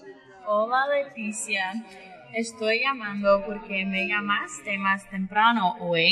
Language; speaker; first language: Spanish; non-native, learner; English